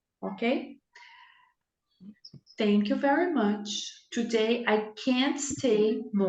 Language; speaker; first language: English; non-native, fluent; Portuguese